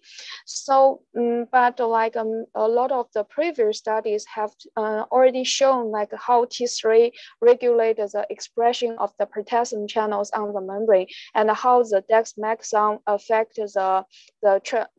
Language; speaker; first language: English; non-native, learner; Chinese